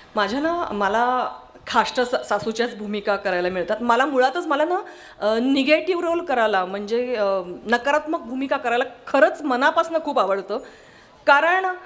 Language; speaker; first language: Marathi; non-native, local second language; Kannada